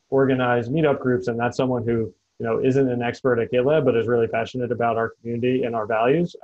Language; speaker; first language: English; native; English